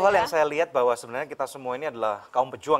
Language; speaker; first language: Indonesian; native; Indonesian